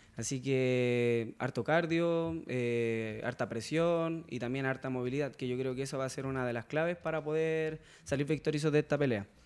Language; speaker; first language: Spanish; native; Spanish